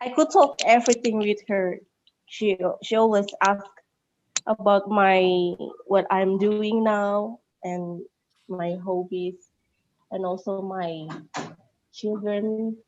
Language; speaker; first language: English; non-native, learner; Indonesian